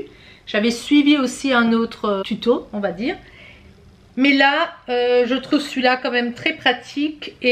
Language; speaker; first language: French; native; French